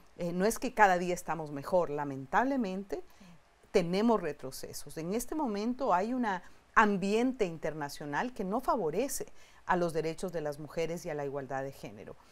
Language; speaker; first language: Spanish; native; Spanish